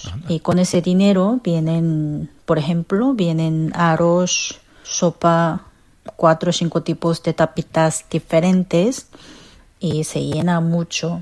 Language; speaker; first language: Spanish; non-native, learner; Korean